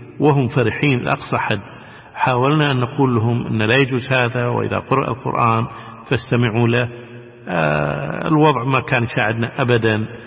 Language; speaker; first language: Arabic; native; Arabic